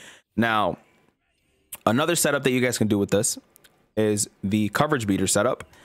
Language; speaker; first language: English; native; English